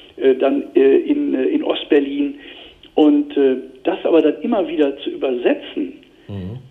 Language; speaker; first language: German; native; German